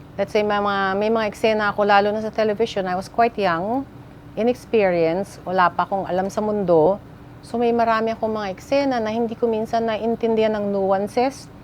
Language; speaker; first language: Filipino; native; Filipino